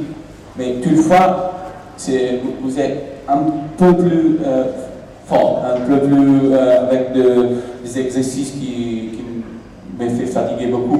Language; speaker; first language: French; non-native, learner; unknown